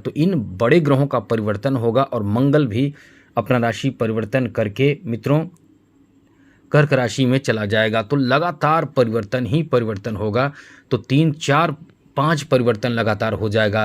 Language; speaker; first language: Hindi; native; Hindi